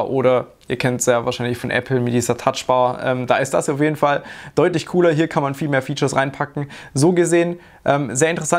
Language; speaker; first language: German; native; German